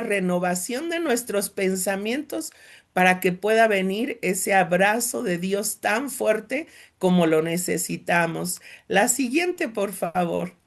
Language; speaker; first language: Spanish; native; Spanish